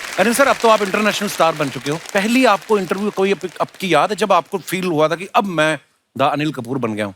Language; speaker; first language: Hindi; non-native, local second language; Punjabi